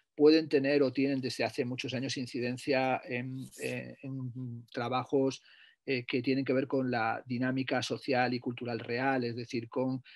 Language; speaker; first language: Spanish; native; Spanish